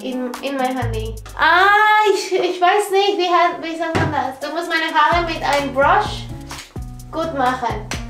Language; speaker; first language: German; non-native, learner; Spanish